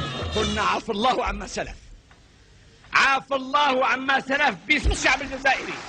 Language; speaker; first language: Arabic; native; Arabic